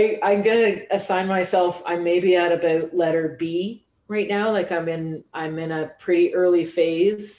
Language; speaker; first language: English; native; English